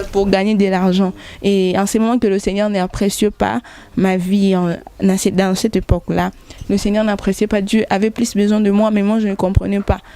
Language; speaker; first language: French; non-native, local second language; Lingala